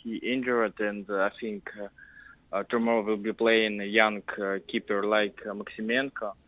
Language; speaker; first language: English; non-native, learner; Russian